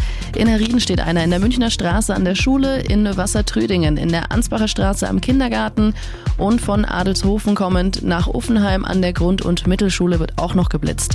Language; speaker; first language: German; native; German